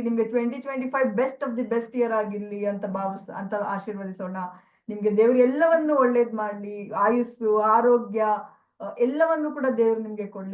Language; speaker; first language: Kannada; native; Kannada